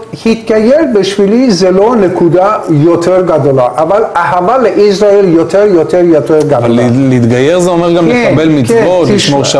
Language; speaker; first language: Hebrew; native; Hebrew